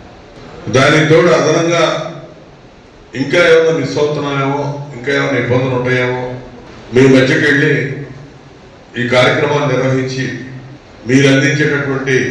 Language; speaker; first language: Telugu; native; Telugu